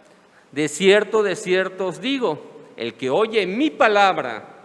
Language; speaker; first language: Spanish; native; Spanish